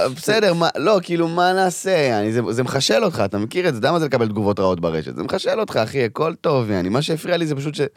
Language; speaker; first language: Hebrew; early bilingual, other home language; Arabic